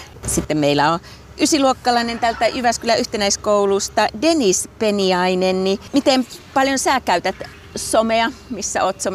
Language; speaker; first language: Finnish; native; Finnish